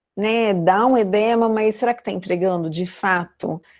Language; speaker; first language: Portuguese; native; Portuguese